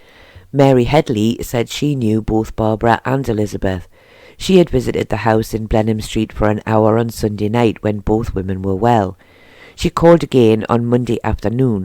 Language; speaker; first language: English; native; English